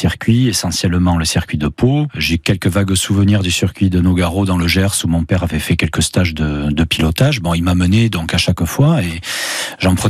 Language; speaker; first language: French; native; French